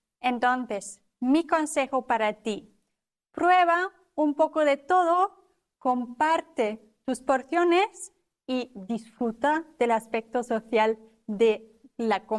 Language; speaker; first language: Spanish; non-native, fluent; German